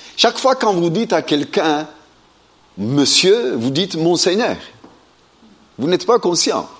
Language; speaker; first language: French; non-native, fluent; Amharic